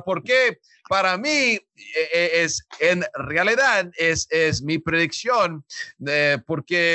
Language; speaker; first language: Spanish; non-native, learner; English